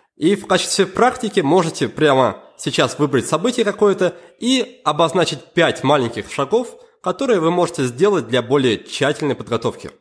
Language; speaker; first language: Russian; native; Russian